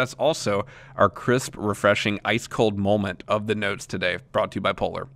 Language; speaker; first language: English; native; English